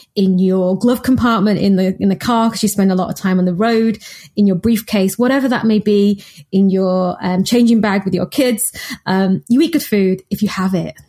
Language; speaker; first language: English; native; English